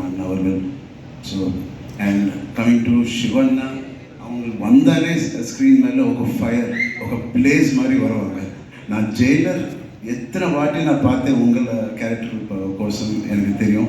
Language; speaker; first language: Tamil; non-native, learner; Telugu